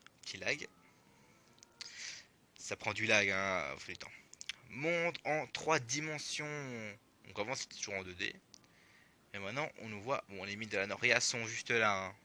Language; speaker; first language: French; native; French